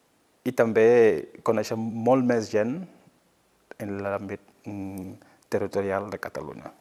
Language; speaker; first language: Catalan; non-native, fluent; Fula